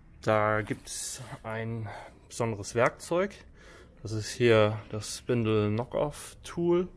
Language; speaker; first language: German; native; German